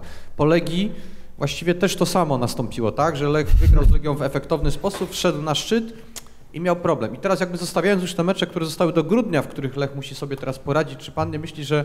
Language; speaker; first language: Polish; native; Polish